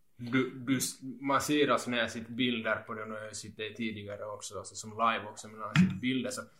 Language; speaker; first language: Swedish; native; Swedish